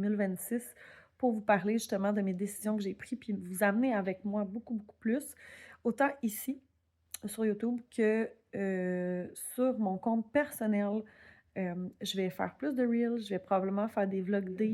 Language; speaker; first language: French; native; French